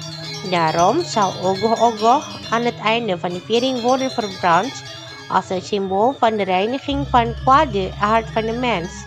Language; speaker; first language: Dutch; non-native, fluent; Indonesian